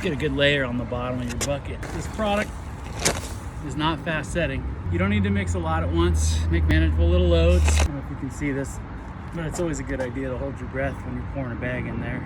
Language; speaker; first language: English; native; English